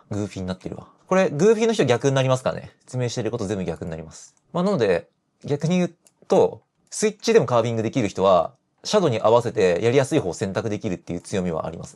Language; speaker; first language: Japanese; native; Japanese